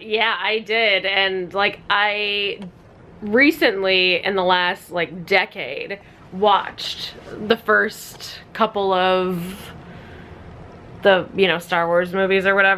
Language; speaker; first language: English; native; English